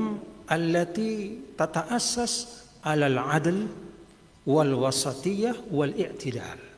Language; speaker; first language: Arabic; non-native, fluent; Sasak